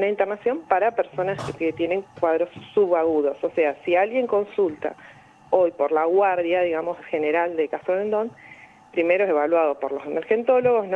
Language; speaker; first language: Spanish; native; Spanish